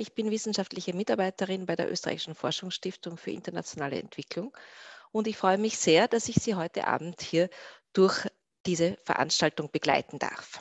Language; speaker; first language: German; native; German